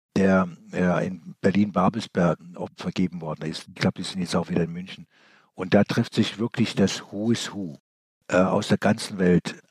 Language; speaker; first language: German; native; German